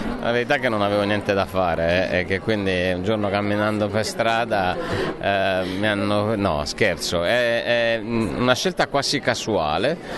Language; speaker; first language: Italian; native; Italian